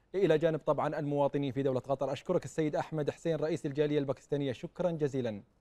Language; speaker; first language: Arabic; native; Arabic